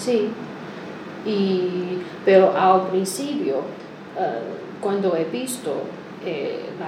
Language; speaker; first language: Spanish; non-native, learner; Chinese